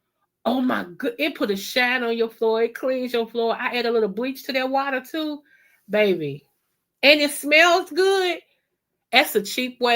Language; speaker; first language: English; native; English